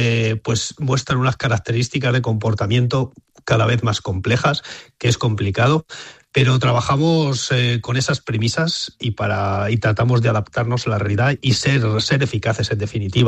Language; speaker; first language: Spanish; native; Spanish